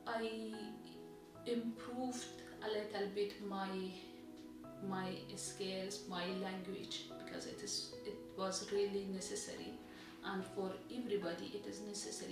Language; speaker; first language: English; non-native, learner; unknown